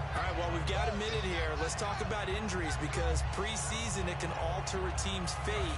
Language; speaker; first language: English; native; English